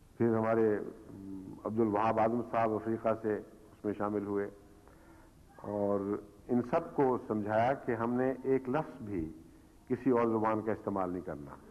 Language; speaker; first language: Urdu; native; Urdu